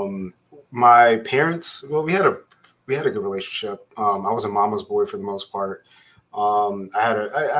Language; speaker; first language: English; native; English